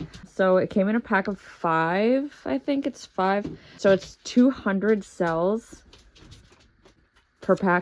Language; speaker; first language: English; native; English